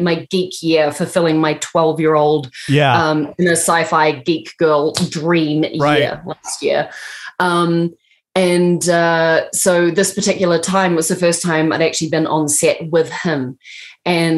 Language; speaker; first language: English; native; English